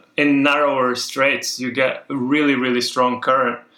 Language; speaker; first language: English; non-native, fluent; Norwegian